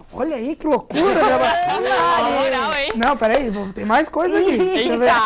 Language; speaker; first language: Portuguese; native; Portuguese